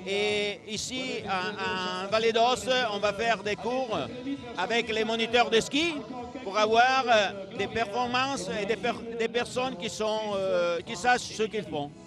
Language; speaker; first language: French; non-native, local second language; Italian